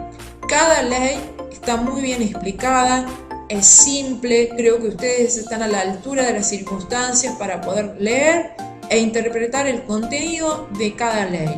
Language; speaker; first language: Spanish; native; Spanish